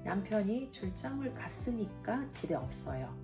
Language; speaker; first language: Korean; early bilingual, heritage; Japanese